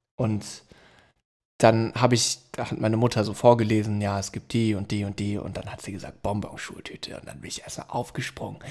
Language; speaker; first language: German; native; German